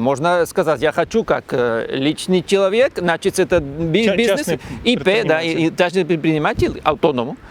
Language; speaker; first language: Russian; non-native, learner; Spanish